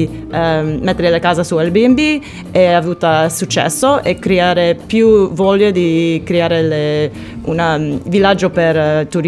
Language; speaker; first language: Italian; non-native, learner; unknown